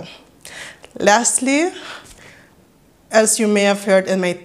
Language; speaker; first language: English; non-native, fluent; Papiamento